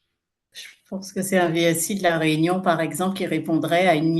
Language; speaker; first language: French; native; French